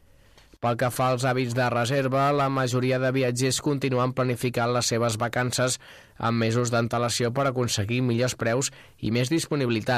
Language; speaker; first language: Catalan; native; Catalan